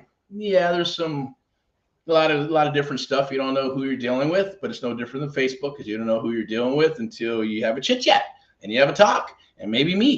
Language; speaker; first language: English; native; English